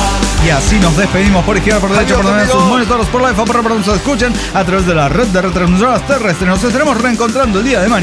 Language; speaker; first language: Spanish; native; Spanish